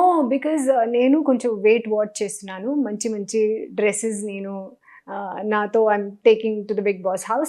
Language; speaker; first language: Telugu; non-native, learner; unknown